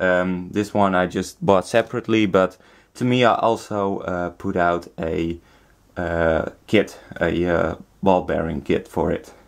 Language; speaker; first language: English; non-native, fluent; Dutch